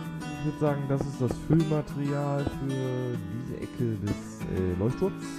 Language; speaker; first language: German; native; German